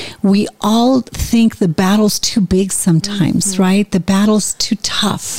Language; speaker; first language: English; native; English